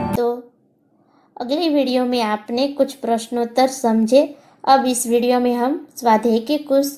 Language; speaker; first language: Hindi; non-native, local second language; Gujarati